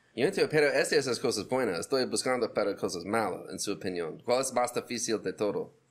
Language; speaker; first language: Spanish; non-native, learner; English